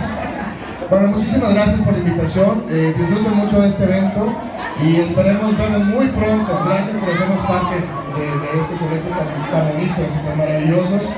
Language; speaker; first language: Spanish; native; Spanish